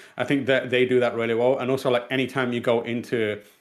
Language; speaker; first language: English; non-native, local second language; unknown